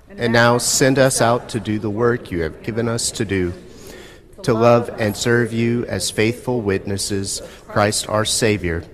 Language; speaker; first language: English; native; English